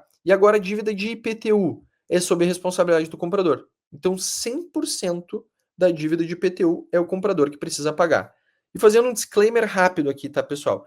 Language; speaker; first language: Portuguese; native; Portuguese